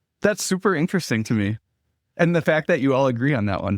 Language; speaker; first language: English; native; English